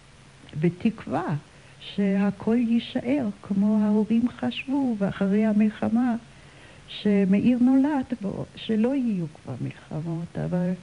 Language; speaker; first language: Hebrew; non-native, fluent; German